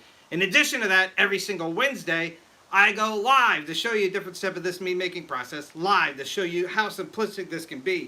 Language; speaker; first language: English; native; English